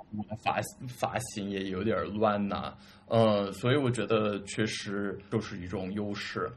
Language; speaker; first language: Chinese; early bilingual, other home language; English